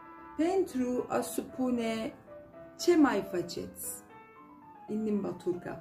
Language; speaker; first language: Romanian; non-native, fluent; Turkish